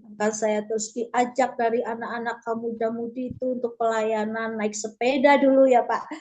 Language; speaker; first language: Indonesian; native; Indonesian